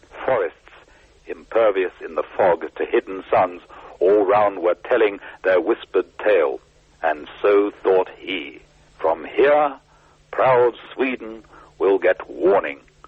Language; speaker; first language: English; native; English